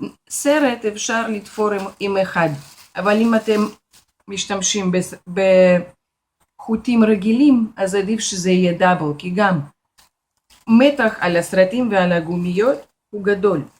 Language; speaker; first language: Hebrew; non-native, fluent; Russian